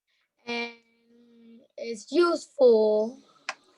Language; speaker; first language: English; non-native, learner; Vietnamese